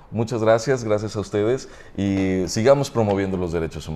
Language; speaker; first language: Spanish; native; Spanish